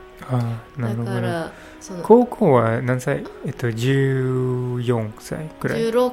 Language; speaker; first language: Japanese; non-native, learner; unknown